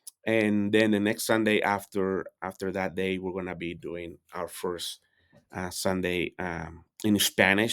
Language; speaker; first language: English; non-native, fluent; Spanish